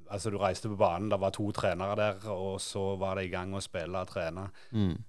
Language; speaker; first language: Norwegian; native; Norwegian